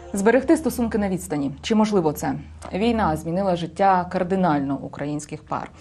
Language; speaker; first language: Ukrainian; native; Ukrainian